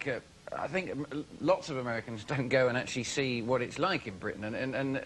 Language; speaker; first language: English; native; English